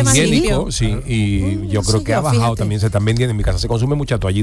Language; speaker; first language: Spanish; native; Spanish